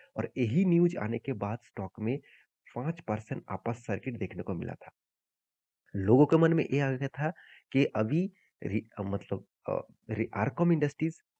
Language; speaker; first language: Hindi; native; Hindi